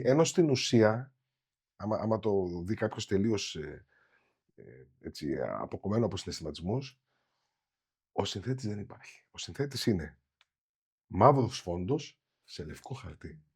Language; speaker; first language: Greek; native; Greek